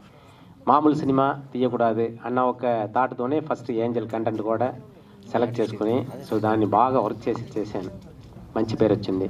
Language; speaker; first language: Telugu; native; Telugu